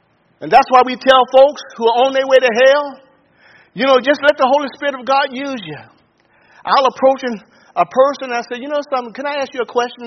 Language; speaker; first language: English; native; English